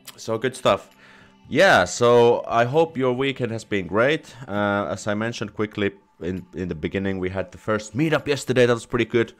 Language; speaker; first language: English; non-native, fluent; Finnish